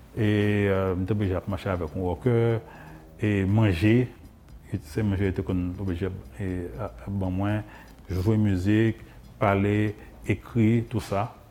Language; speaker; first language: French; non-native, local second language; Haitian Creole